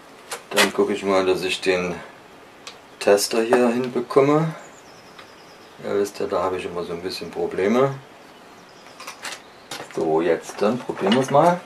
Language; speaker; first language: German; native; German